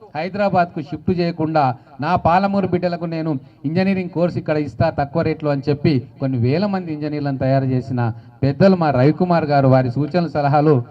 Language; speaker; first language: Telugu; native; Telugu